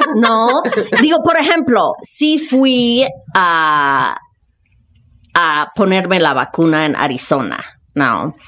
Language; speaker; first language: Spanish; non-native, fluent; English